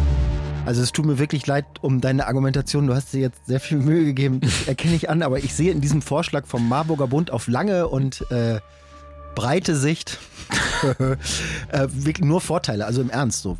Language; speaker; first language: German; native; German